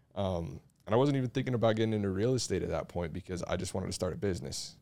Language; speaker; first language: English; native; English